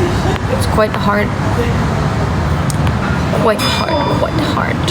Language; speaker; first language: English; non-native, fluent; Turkish